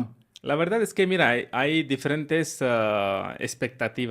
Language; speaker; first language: Spanish; non-native, fluent; Hindi